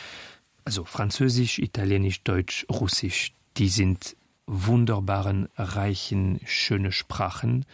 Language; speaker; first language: German; non-native, fluent; French